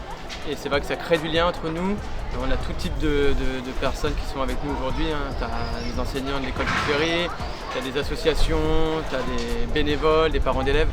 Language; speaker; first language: French; native; French